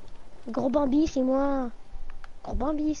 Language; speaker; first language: French; native; French